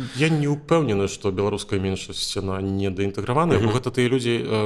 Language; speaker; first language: Belarusian; native; Belarusian